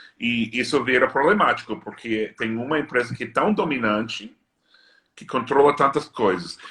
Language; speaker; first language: Portuguese; non-native, fluent; English